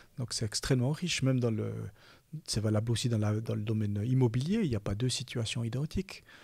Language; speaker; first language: French; native; French